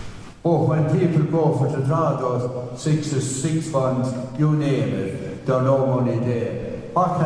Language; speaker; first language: English; native; English